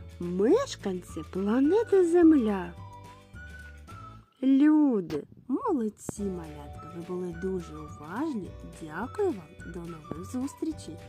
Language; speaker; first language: Ukrainian; native; Ukrainian